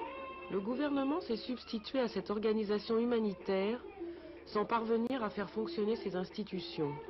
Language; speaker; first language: French; native; French